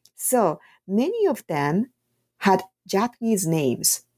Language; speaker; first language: English; non-native, fluent; Japanese